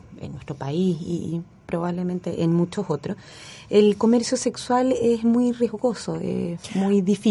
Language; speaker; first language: Spanish; native; Spanish